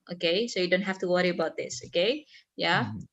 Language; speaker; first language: English; non-native, fluent; Indonesian